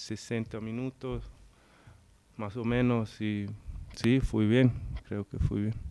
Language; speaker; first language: Spanish; non-native, learner; English